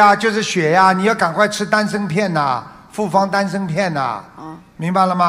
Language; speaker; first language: Chinese; non-native, local second language; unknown